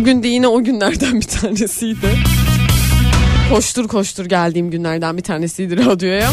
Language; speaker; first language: Turkish; native; Turkish